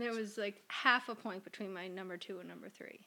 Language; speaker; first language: English; native; English